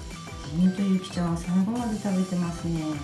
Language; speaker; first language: Japanese; native; Japanese